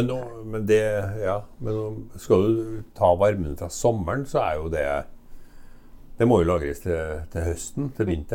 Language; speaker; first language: Norwegian; native; Norwegian